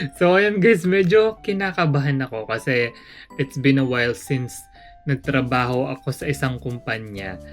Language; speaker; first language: Filipino; non-native, local second language; Pampanga